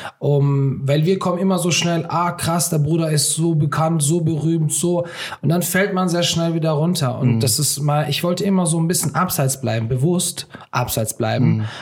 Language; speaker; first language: German; early bilingual, other home language; Turkish